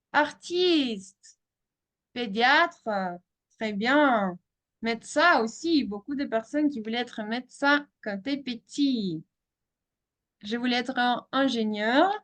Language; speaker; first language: French; non-native, fluent; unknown